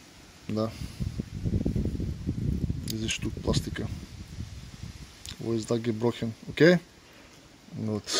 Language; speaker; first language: German; non-native, learner; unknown